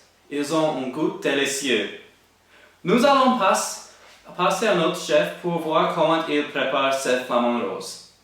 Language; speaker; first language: French; non-native, learner; English